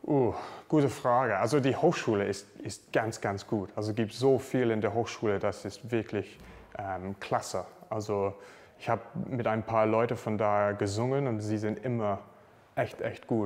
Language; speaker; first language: German; non-native, learner; English